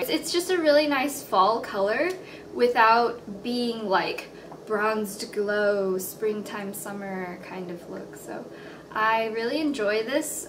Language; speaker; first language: English; native; English